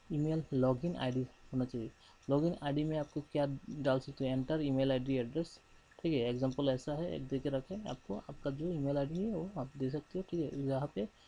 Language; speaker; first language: Hindi; non-native, local second language; Bangla